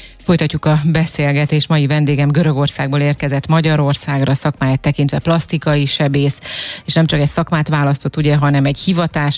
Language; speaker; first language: Hungarian; native; Hungarian